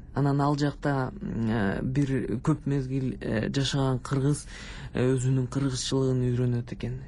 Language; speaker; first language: Kyrgyz; non-native, local second language; Russian